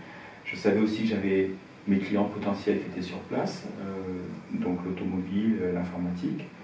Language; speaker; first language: French; native; French